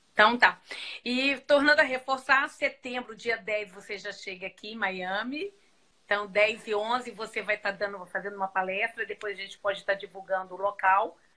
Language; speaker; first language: Portuguese; native; Portuguese